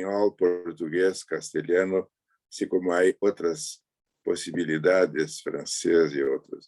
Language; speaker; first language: Spanish; non-native, fluent; Portuguese